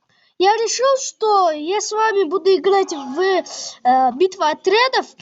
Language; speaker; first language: Russian; non-native, local second language; Kyrgyz